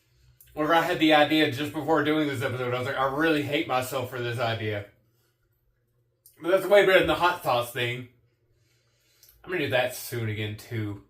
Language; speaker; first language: English; native; English